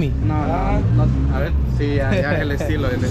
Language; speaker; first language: Spanish; native; Spanish